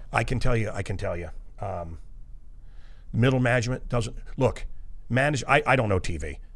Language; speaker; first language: English; native; English